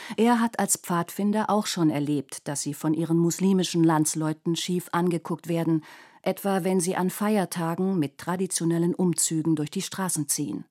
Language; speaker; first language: German; native; German